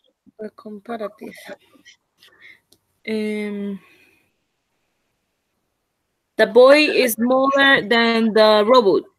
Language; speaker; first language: English; non-native, learner; Spanish